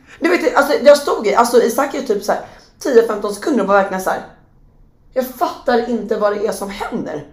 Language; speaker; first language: Swedish; native; Swedish